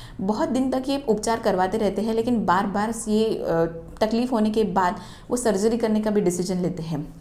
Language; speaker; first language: Hindi; non-native, local second language; Marathi